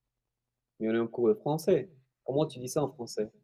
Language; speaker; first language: French; non-native, fluent; Spanish